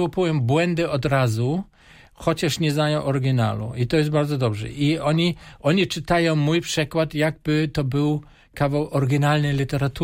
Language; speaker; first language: Polish; non-native, fluent; German